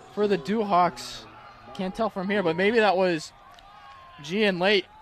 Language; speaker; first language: English; native; English